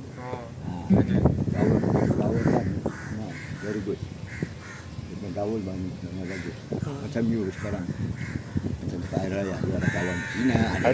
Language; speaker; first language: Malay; non-native, local second language; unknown